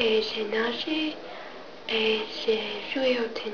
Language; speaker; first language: French; non-native, learner; English